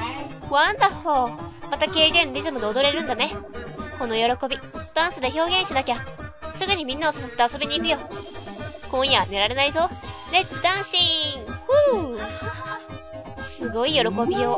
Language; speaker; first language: Japanese; native; Japanese